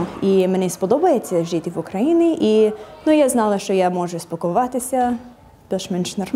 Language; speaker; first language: Ukrainian; non-native, fluent; English